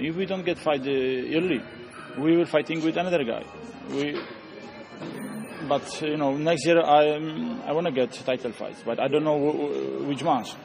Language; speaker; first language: English; non-native, learner; Polish